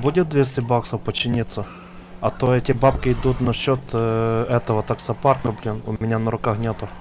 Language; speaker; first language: Russian; native; Russian